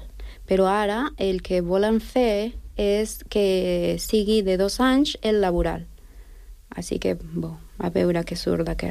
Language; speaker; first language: Catalan; non-native, fluent; Spanish